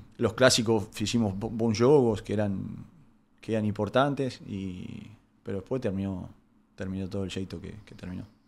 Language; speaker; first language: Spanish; native; Spanish